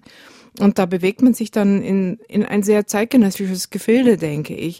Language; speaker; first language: German; native; German